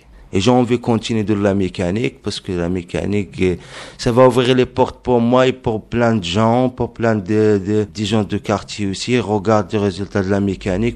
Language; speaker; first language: French; non-native, learner; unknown